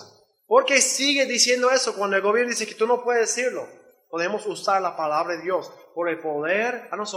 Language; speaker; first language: Spanish; non-native, learner; English